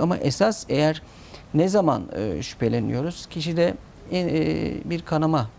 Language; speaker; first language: Turkish; native; Turkish